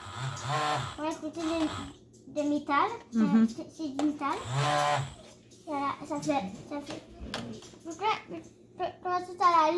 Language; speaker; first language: French; native; French